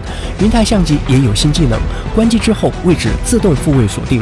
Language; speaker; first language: Chinese; native; Chinese